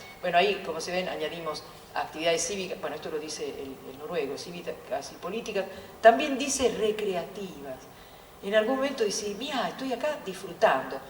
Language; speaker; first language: Spanish; non-native, fluent; Italian